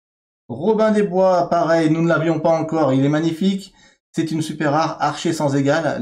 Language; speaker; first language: French; native; French